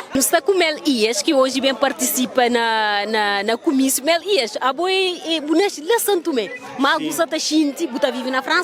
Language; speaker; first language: Portuguese; non-native, local second language; Kabuverdianu